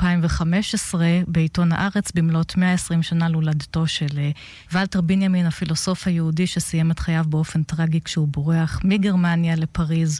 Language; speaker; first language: Hebrew; native; Hebrew